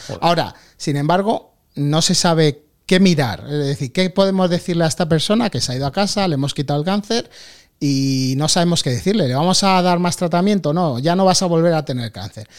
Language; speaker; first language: Spanish; native; Spanish